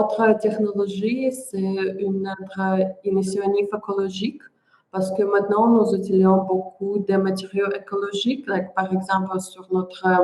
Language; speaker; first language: French; non-native, learner; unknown